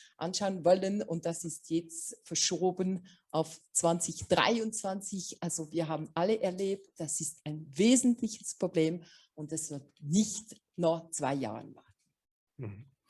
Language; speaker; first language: German; non-native, local second language; French